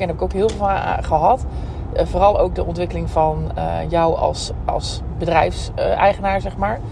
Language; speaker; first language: Dutch; native; Dutch